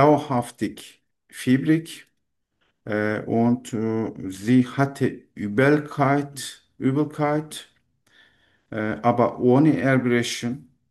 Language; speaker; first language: German; non-native, learner; Turkish